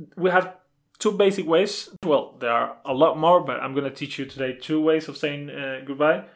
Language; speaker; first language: English; non-native, fluent; Spanish